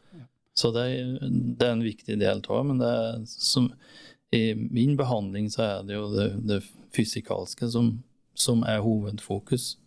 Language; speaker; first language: Norwegian; native; Norwegian